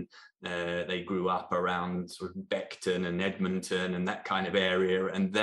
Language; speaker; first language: English; native; English